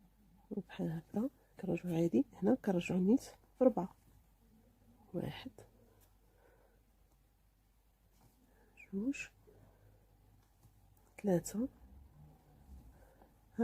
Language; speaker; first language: Arabic; native; Arabic